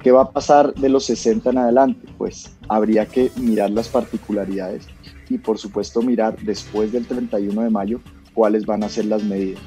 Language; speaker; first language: Spanish; native; Spanish